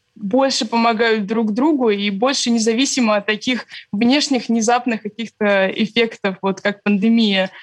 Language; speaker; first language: Russian; native; Russian